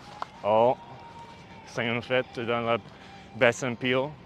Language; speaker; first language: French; non-native, learner; English